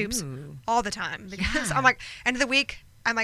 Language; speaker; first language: English; native; English